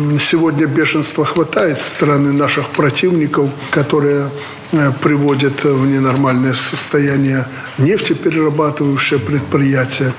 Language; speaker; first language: Russian; native; Russian